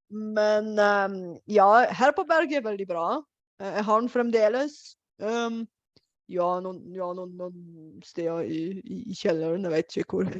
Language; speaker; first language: Norwegian; non-native, fluent; Bulgarian